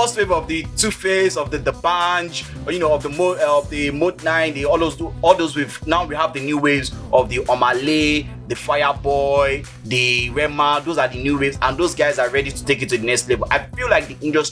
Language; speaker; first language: English; non-native, local second language; Yoruba